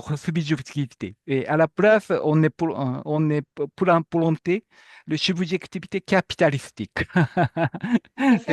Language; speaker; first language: French; non-native, fluent; Japanese